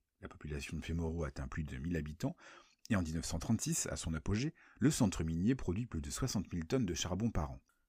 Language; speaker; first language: French; native; French